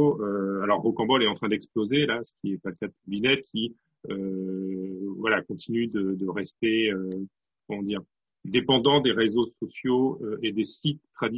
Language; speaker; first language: French; native; French